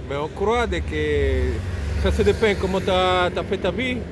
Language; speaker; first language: French; non-native, learner; Spanish